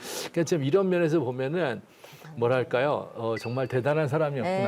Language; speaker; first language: Korean; native; Korean